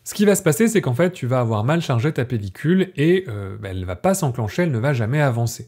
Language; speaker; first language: French; native; French